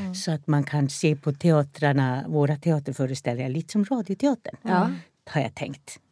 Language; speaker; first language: Swedish; non-native, local second language; Northern Sami